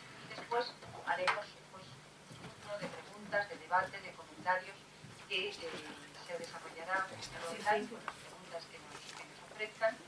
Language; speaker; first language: Spanish; native; Spanish